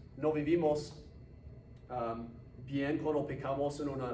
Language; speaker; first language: Spanish; non-native, fluent; English